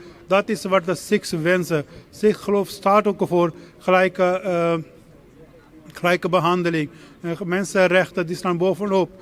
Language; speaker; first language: Dutch; non-native, fluent; Punjabi